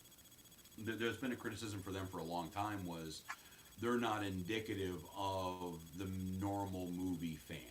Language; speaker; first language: English; native; English